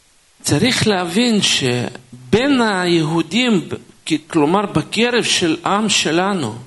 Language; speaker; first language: Hebrew; non-native, fluent; Russian